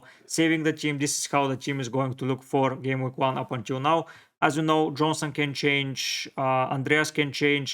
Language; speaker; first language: English; non-native, fluent; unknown